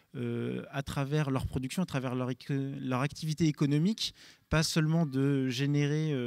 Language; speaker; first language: French; native; French